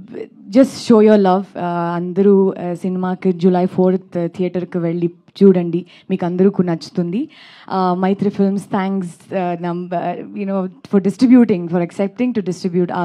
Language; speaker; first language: Telugu; non-native, learner; Kannada